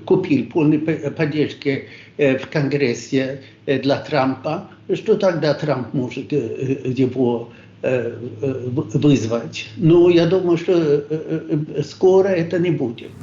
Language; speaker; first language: Russian; non-native, fluent; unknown